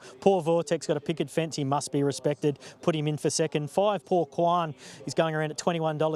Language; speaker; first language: English; native; English